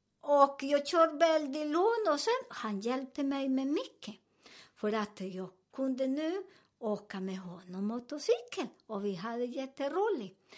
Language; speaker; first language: Swedish; non-native, fluent; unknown